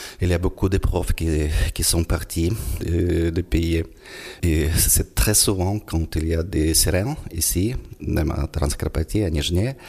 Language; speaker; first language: French; non-native, fluent; Ukrainian